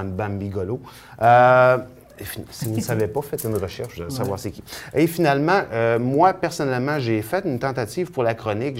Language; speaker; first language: French; native; French